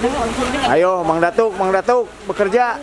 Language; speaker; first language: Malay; non-native, local second language; Sundanese